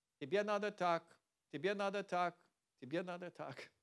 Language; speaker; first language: Russian; non-native, learner; English